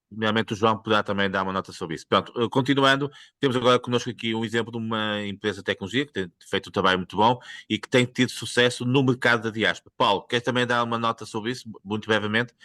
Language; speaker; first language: Portuguese; native; Portuguese